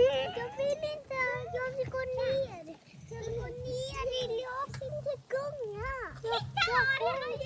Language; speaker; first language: Swedish; early bilingual, other home language; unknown